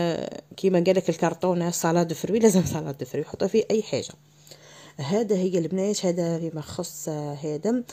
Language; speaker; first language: Arabic; native; Arabic